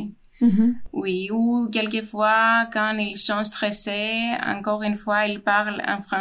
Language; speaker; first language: French; non-native, fluent; Greek